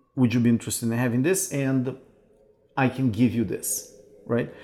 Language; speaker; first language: English; non-native, fluent; Portuguese